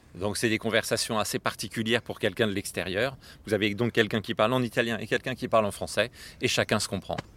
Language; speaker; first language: French; native; French